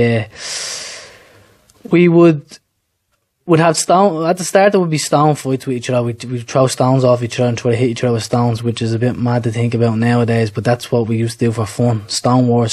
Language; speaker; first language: English; native; English